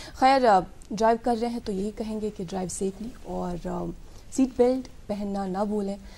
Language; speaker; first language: Hindi; non-native, local second language; Kashmiri